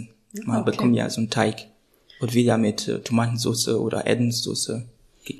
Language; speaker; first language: German; non-native, fluent; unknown